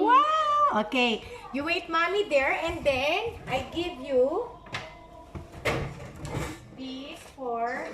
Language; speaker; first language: English; non-native, learner; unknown